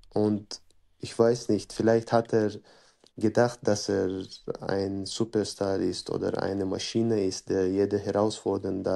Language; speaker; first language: German; non-native, fluent; Chechen